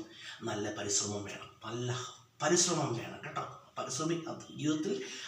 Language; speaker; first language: Malayalam; native; Malayalam